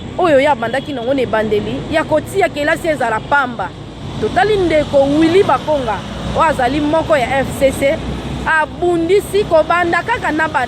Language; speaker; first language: Lingala; native; Lingala